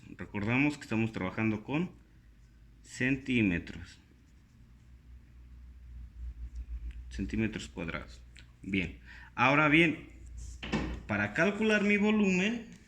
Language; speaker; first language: Spanish; native; Spanish